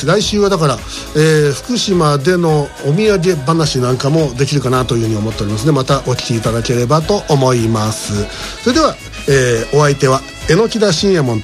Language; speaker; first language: Japanese; native; Japanese